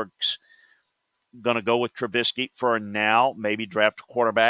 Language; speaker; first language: English; native; English